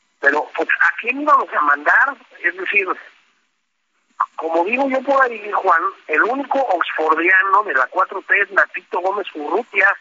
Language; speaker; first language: Spanish; native; Spanish